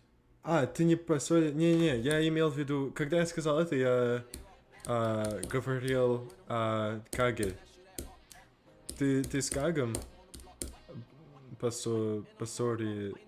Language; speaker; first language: Russian; non-native, learner; English